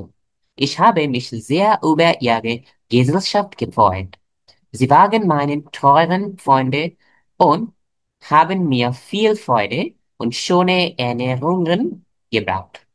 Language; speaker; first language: German; non-native, fluent; Bangla